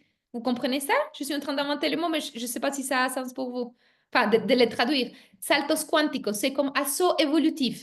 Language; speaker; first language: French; non-native, fluent; Spanish